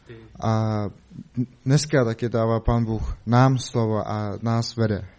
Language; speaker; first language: Czech; non-native, learner; Mongolian